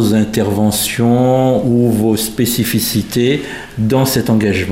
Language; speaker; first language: French; native; French